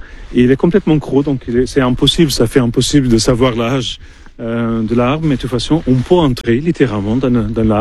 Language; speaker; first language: French; non-native, fluent; Portuguese